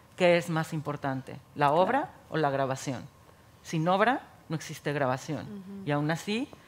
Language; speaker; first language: Spanish; native; Spanish